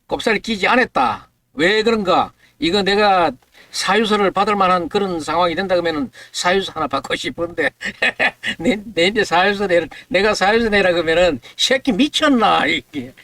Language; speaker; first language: Korean; native; Korean